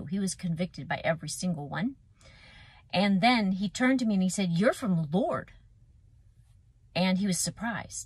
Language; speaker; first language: English; native; English